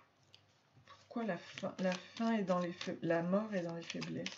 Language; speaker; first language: French; native; French